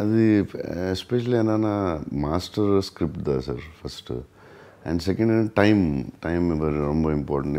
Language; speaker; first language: Tamil; non-native, learner; Telugu